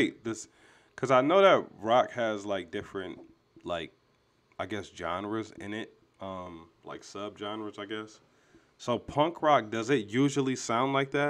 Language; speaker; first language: English; native; English